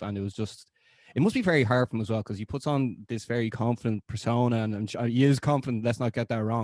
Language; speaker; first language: English; native; English